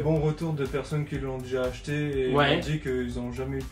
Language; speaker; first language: French; native; French